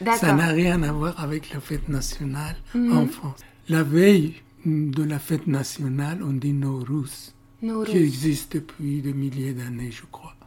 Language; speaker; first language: French; non-native, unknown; Persian